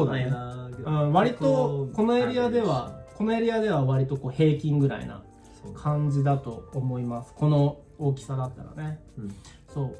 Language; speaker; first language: Japanese; native; Japanese